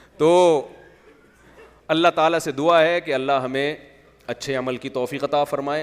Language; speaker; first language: Urdu; native; Urdu